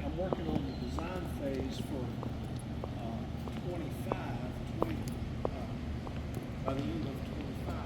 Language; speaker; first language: English; native; English